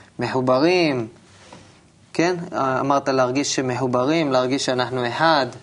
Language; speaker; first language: Hebrew; native; Hebrew